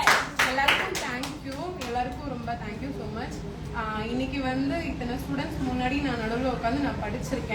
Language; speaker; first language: Tamil; native; Tamil